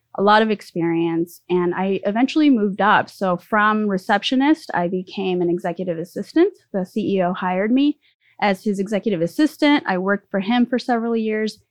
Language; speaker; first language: English; early bilingual, other home language; Spanish